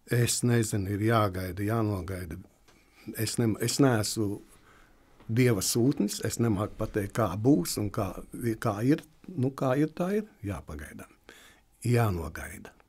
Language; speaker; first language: Latvian; native; Latvian